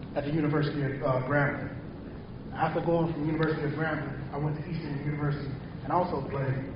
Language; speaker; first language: English; native; English